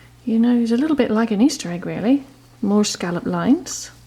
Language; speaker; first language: English; native; English